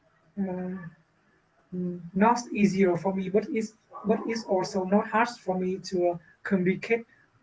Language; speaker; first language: English; non-native, learner; Vietnamese